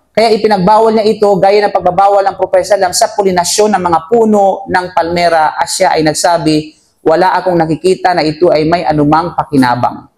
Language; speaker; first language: Filipino; non-native, local second language; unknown